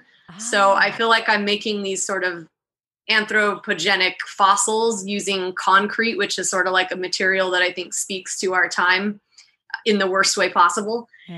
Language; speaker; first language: English; native; English